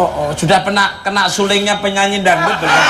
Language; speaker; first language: Indonesian; native; Indonesian